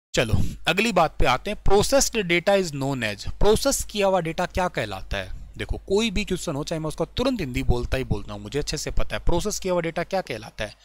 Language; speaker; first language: Hindi; native; Hindi